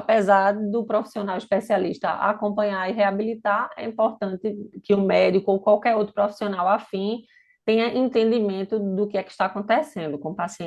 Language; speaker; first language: Portuguese; native; Portuguese